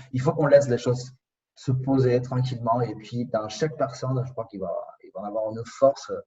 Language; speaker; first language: French; non-native, fluent; Spanish